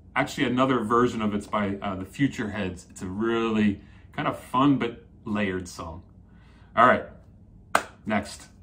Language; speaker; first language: English; native; English